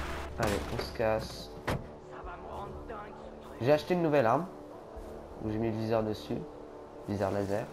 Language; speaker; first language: French; native; French